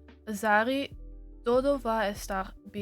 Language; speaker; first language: Spanish; non-native, learner; English